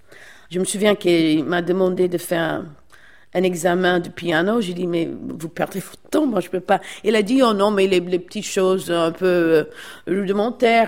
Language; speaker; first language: French; non-native, fluent; English